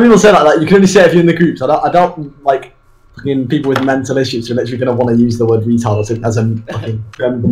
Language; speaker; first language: English; native; English